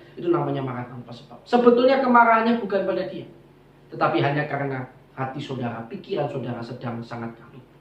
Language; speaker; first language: Indonesian; non-native, local second language; Javanese